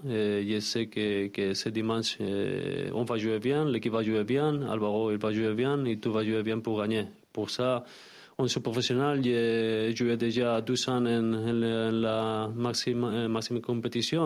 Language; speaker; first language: French; non-native, learner; Spanish